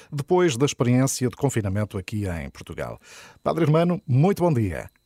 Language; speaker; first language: Portuguese; native; Portuguese